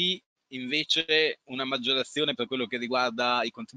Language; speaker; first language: Italian; native; Italian